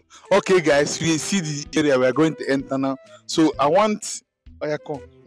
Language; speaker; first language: English; non-native, local second language; Igbo